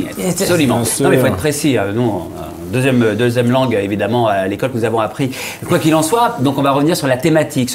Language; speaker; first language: French; native; French